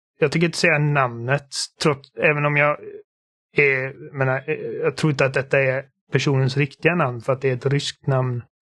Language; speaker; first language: Swedish; native; Swedish